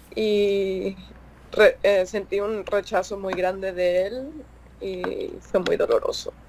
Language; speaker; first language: Spanish; early bilingual, heritage; Spanish